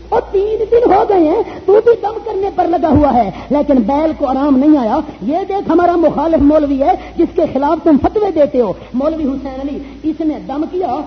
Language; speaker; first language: Urdu; non-native, local second language; Punjabi